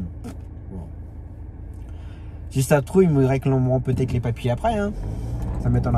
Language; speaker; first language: French; native; French